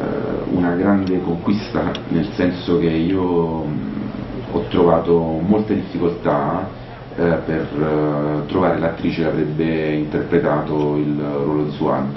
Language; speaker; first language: Italian; native; Italian